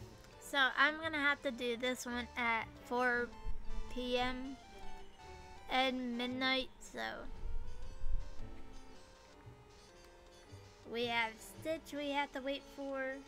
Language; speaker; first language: English; native; English